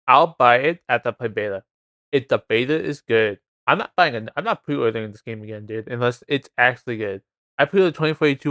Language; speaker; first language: English; native; English